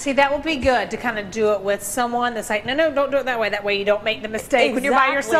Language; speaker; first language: English; native; English